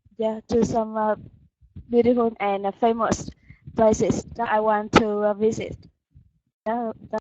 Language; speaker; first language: English; non-native, learner; Vietnamese